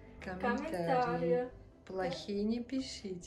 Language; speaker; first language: Russian; native; Russian